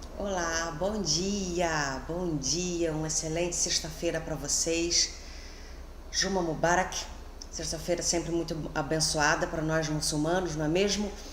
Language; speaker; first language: Portuguese; native; Portuguese